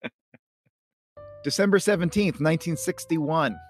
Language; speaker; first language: English; native; English